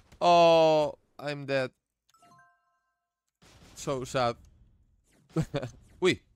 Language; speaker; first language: English; non-native, learner; Spanish